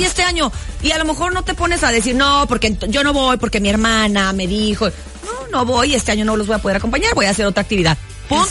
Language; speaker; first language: Spanish; native; Spanish